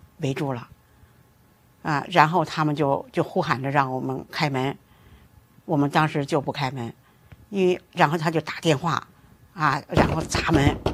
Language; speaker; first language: Chinese; native; Chinese